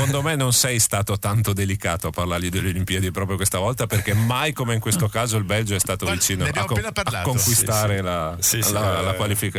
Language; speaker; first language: Italian; native; Italian